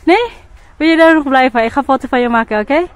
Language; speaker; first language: Dutch; non-native, learner; Waray